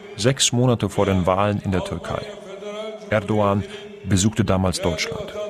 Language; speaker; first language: German; non-native, fluent; Persian